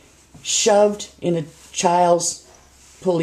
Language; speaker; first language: English; native; English